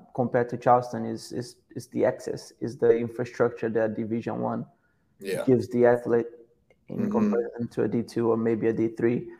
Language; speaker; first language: English; non-native, fluent; Portuguese